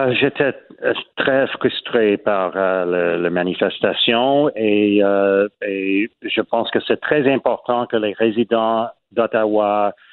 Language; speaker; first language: French; non-native, learner; English